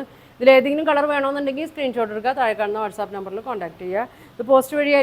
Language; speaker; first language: Malayalam; native; Malayalam